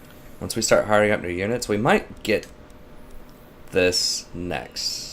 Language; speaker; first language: English; native; English